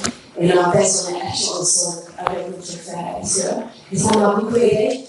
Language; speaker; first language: French; non-native, learner; English